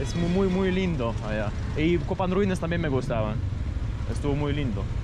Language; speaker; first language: Spanish; non-native, fluent; Russian